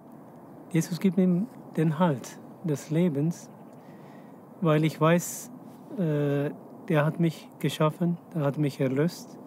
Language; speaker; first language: German; non-native, fluent; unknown